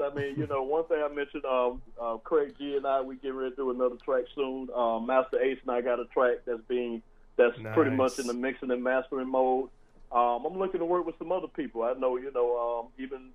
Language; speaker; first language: English; native; English